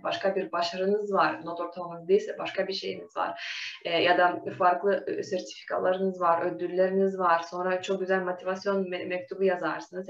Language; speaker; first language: Turkish; non-native, fluent; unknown